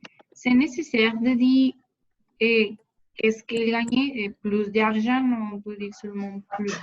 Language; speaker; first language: French; non-native, learner; Spanish